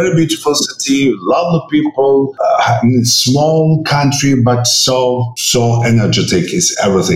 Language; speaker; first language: English; non-native, fluent; Turkish